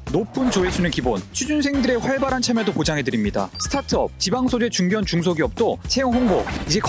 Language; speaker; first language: Korean; native; Korean